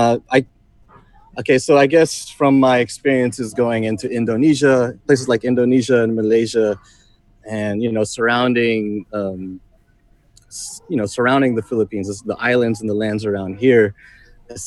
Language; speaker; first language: English; native; English